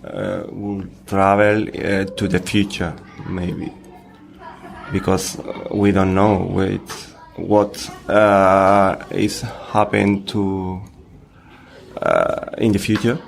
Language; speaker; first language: English; non-native, learner; Spanish